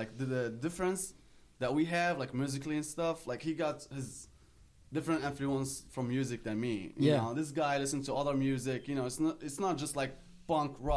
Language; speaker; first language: English; non-native, fluent; Arabic